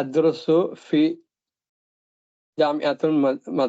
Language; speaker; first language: Arabic; non-native, learner; Tamil